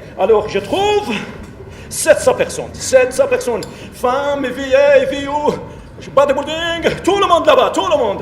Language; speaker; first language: French; non-native, learner; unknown